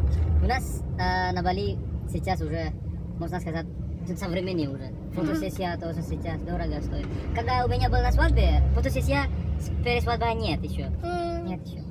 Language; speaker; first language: Russian; non-native, learner; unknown